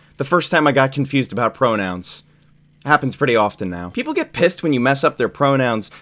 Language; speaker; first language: English; native; English